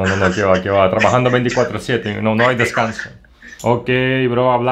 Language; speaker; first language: Spanish; non-native, fluent; Russian